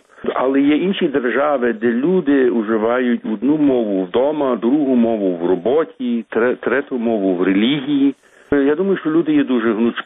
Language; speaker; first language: Ukrainian; early bilingual, heritage; Ukrainian